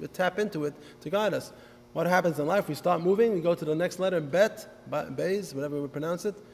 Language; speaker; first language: English; native; English